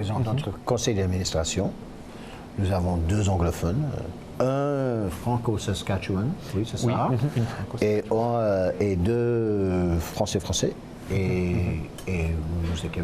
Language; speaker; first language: French; non-native, local second language; English